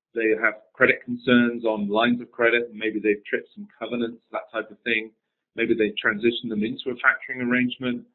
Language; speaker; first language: English; native; English